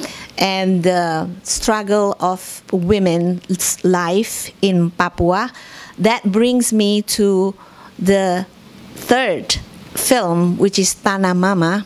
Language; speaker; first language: English; non-native, fluent; Indonesian